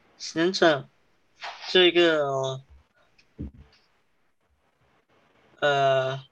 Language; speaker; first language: Chinese; early bilingual, heritage; Chinese